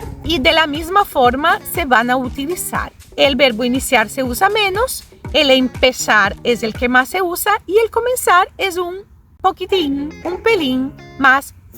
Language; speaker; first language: Spanish; non-native, fluent; Portuguese